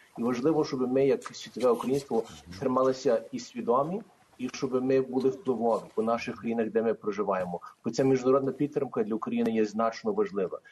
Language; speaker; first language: Ukrainian; early bilingual, heritage; Ukrainian